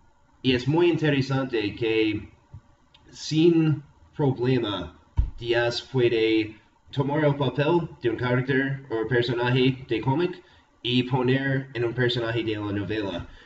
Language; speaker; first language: Spanish; non-native, fluent; English